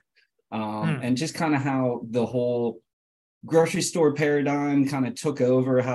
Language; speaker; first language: English; native; English